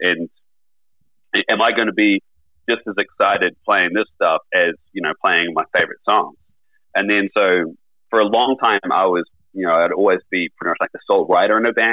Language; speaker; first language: English; native; English